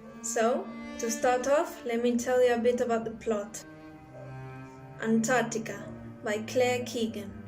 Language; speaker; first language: English; non-native, fluent; Spanish